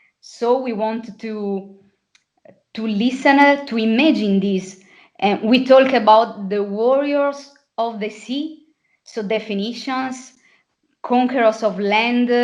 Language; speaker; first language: English; non-native, fluent; Italian